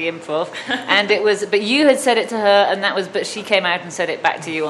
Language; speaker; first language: English; native; English